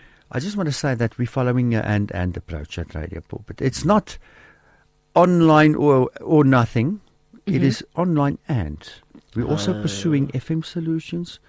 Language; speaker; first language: English; non-native, local second language; Afrikaans